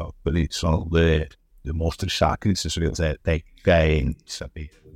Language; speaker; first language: Italian; native; Italian